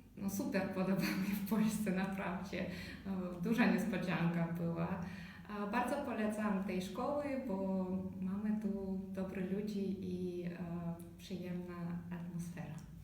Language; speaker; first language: Polish; non-native, learner; Russian